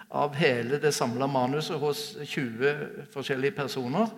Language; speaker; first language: Norwegian; native; Norwegian